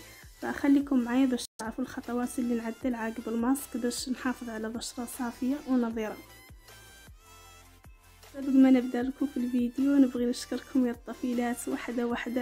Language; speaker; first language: Arabic; native; Arabic